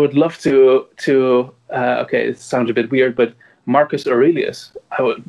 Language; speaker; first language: English; non-native, fluent; Dutch